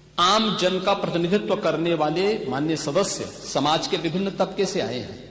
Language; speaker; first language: Hindi; native; Hindi